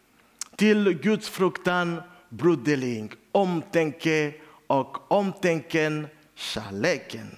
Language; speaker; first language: Swedish; non-native, learner; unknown